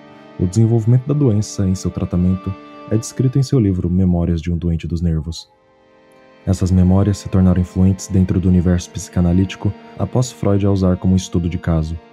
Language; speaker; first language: Portuguese; native; Portuguese